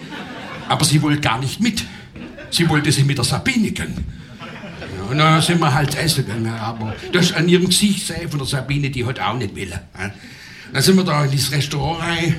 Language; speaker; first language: German; native; German